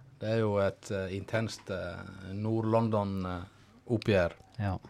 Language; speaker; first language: Norwegian; native; Norwegian